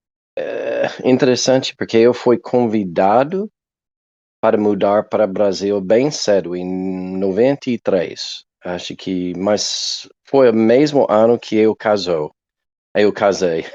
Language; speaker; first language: Portuguese; non-native, learner; English